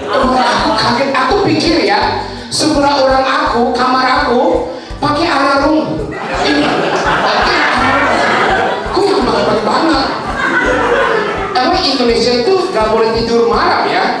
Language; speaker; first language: Indonesian; non-native, fluent; Japanese